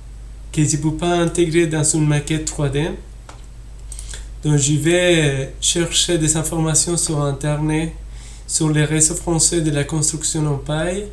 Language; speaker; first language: French; non-native, fluent; Spanish